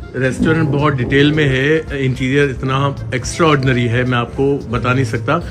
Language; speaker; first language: Hindi; native; Hindi